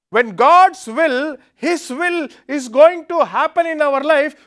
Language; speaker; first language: English; non-native, local second language; Kannada